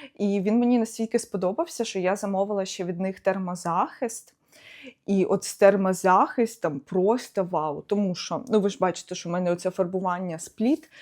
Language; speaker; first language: Ukrainian; non-native, local second language; Russian